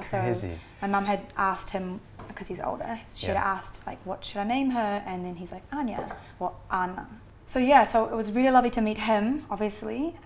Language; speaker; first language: English; native; English